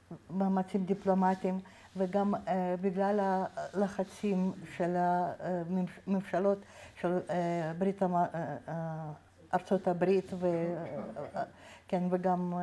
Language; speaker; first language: Hebrew; non-native, fluent; Russian